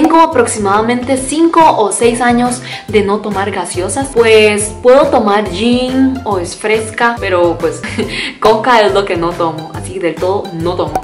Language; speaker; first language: Spanish; early bilingual, other home language; Cantonese